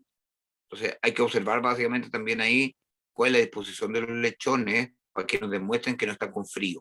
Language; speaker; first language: Spanish; native; Spanish